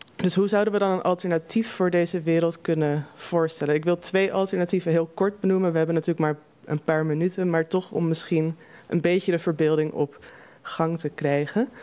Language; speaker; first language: Dutch; native; Dutch